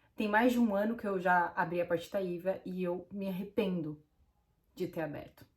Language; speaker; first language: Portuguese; native; Portuguese